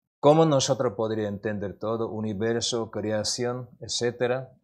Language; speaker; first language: Spanish; non-native, learner; Korean